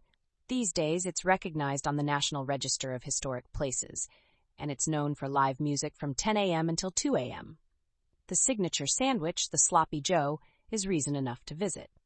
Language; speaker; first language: English; native; English